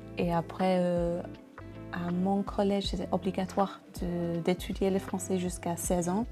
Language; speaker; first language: French; non-native, fluent; English